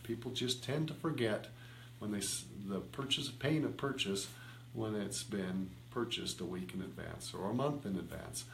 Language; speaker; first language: English; native; English